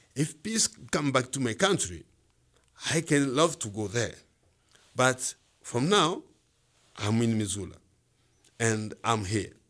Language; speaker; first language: English; non-native, learner; Swahili